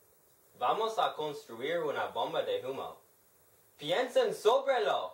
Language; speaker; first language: Spanish; non-native, learner; English